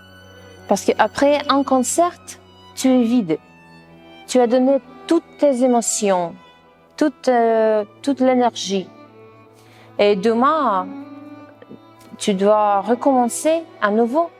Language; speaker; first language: French; non-native, fluent; Russian